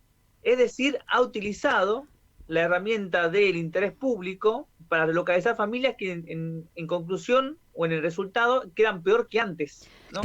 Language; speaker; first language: Spanish; native; Spanish